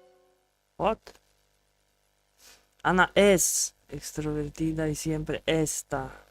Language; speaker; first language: Spanish; non-native, learner; English